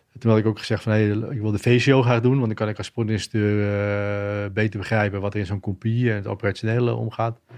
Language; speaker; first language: Dutch; native; Dutch